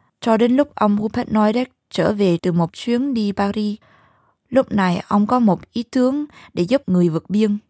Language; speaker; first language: Vietnamese; early bilingual, heritage; Vietnamese